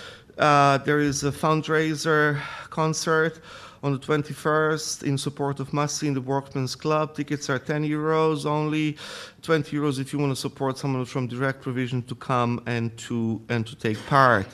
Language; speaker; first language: English; non-native, fluent; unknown